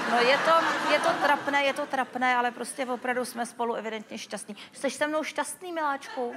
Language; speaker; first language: Czech; native; Czech